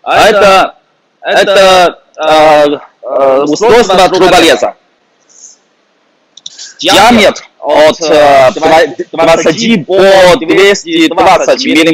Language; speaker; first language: Russian; non-native, fluent; Chinese